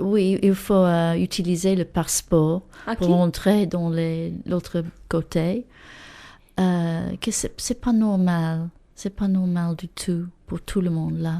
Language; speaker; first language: French; non-native, fluent; English